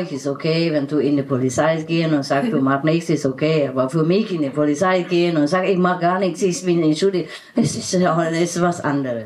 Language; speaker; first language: German; non-native, learner; Vietnamese